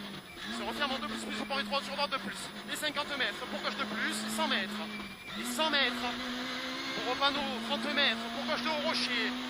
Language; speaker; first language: French; native; French